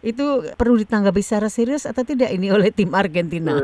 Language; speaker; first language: Indonesian; native; Indonesian